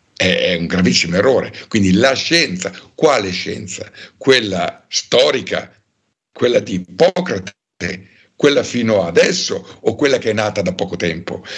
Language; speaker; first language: Italian; native; Italian